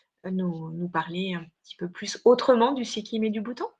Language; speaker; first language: French; native; French